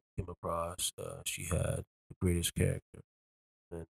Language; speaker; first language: English; early bilingual, other home language; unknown